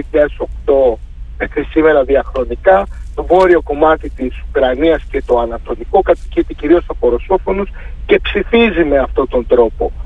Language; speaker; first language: Greek; native; Greek